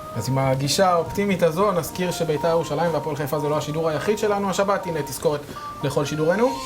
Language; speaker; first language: Hebrew; native; Hebrew